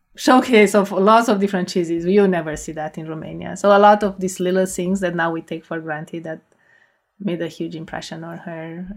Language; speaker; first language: English; non-native, fluent; Romanian